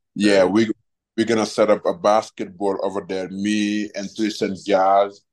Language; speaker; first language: English; non-native, fluent; Wolof